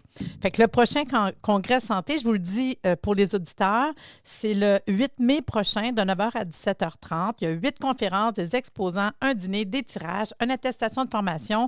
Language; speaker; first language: French; native; French